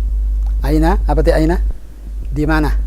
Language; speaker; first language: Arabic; non-native, fluent; Indonesian